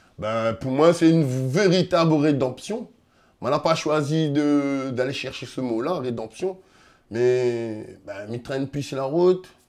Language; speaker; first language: French; non-native, local second language; Réunion Creole French